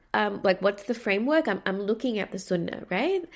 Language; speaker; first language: English; native; English